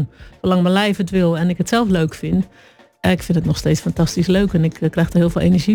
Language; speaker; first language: Dutch; native; Dutch